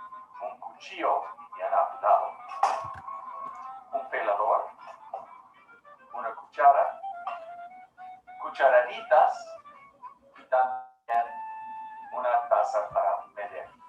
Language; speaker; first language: Spanish; non-native, learner; English